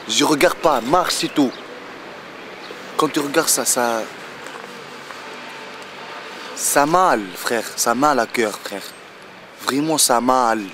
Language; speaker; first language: French; non-native, learner; Arabic